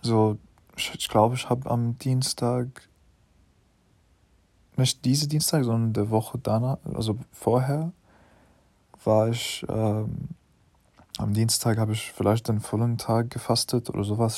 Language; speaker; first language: German; non-native, learner; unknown